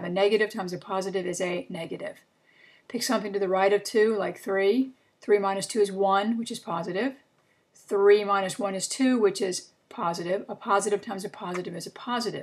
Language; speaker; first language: English; native; English